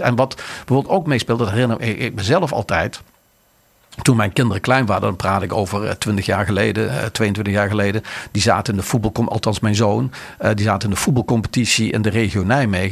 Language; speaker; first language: Dutch; native; Dutch